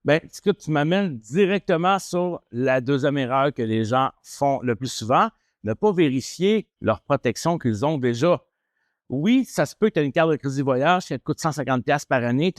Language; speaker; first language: French; native; French